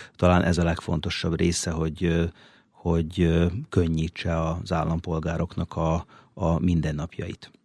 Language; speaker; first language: Hungarian; native; Hungarian